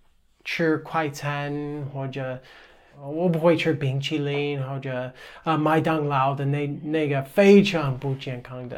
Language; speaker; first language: Chinese; non-native, fluent; English